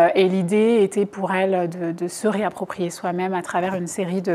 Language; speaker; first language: French; native; French